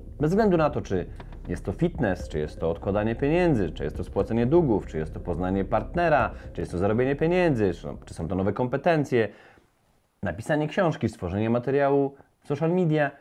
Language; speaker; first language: Polish; native; Polish